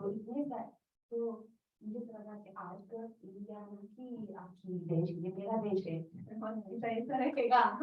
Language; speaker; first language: Hindi; non-native, learner; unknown